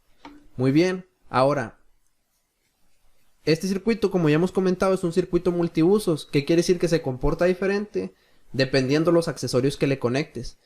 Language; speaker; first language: Spanish; native; Spanish